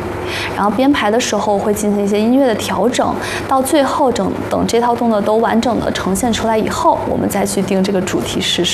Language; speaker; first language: Chinese; native; Chinese